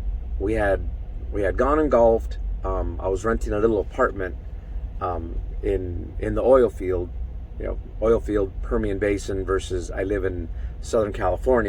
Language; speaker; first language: English; native; English